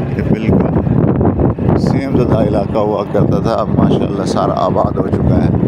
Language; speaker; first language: Urdu; non-native, local second language; Punjabi